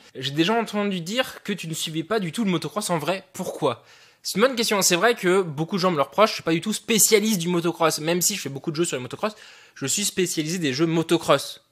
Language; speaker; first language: French; native; French